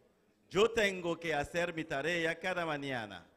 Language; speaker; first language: Spanish; non-native, fluent; English